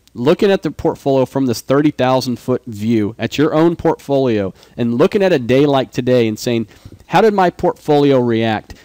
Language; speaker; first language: English; native; English